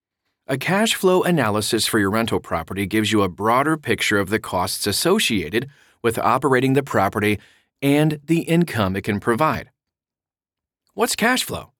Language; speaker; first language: English; native; English